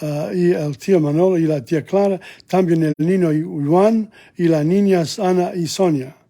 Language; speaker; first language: Spanish; non-native, learner; English